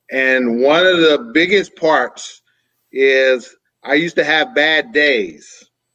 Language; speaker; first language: English; native; English